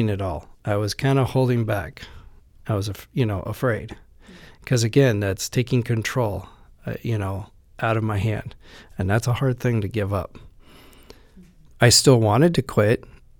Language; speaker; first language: English; native; English